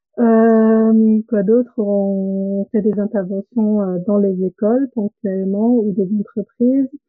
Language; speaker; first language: French; non-native, fluent; German